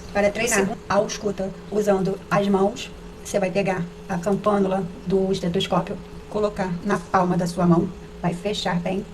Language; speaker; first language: Portuguese; native; Portuguese